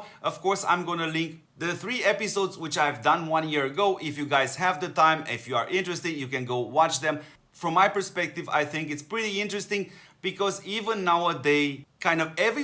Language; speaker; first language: English; non-native, fluent; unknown